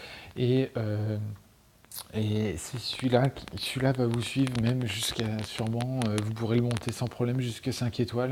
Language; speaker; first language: French; native; French